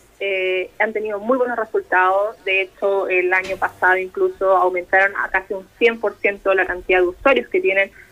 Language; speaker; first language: Spanish; native; Spanish